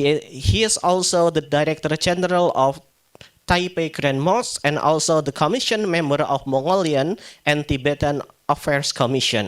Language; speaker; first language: English; non-native, fluent; Indonesian